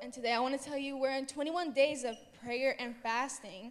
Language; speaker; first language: English; native; English